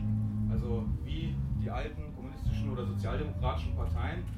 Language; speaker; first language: German; native; German